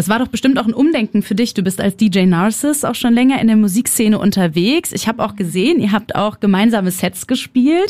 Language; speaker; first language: German; native; German